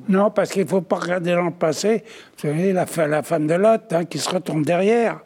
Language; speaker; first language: French; native; French